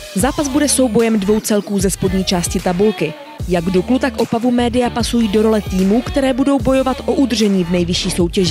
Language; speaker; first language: Czech; native; Czech